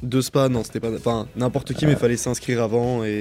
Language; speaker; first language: French; native; French